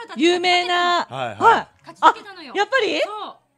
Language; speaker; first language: Japanese; native; Japanese